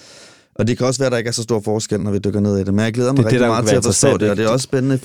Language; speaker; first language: Danish; native; Danish